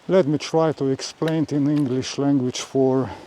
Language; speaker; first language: English; non-native, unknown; Slovenian